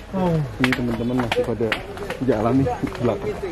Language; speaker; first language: Indonesian; native; Indonesian